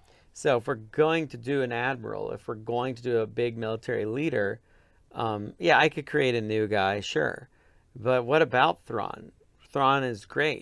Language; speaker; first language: English; native; English